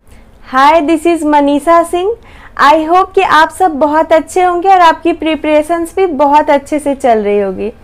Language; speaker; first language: Hindi; native; Hindi